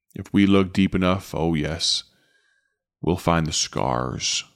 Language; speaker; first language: English; native; English